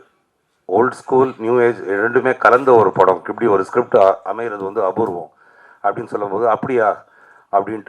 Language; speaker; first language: Tamil; native; Tamil